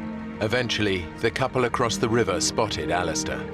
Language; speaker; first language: English; native; English